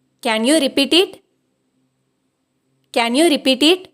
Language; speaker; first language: English; non-native, local second language; Tamil